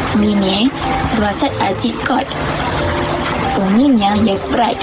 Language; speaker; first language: Russian; non-native, learner; Malay